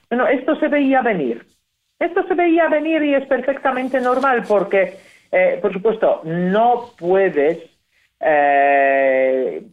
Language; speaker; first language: Spanish; non-native, fluent; Polish